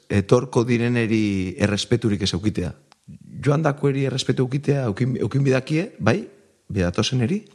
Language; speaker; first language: Basque; native; Basque